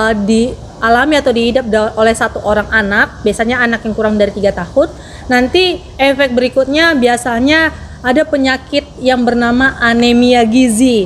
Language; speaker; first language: Indonesian; native; Indonesian